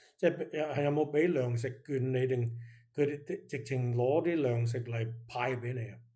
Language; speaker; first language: Cantonese; early bilingual, heritage; Cantonese